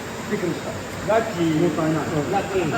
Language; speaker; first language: Japanese; non-native, learner; English